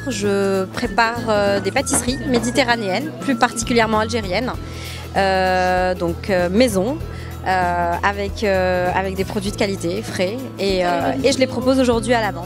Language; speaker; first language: French; native; French